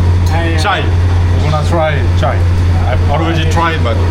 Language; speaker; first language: English; non-native, learner; French